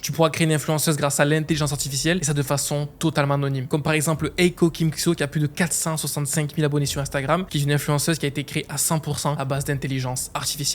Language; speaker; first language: French; native; French